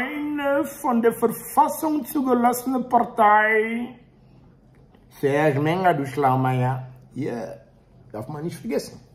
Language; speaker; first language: German; early bilingual, other home language; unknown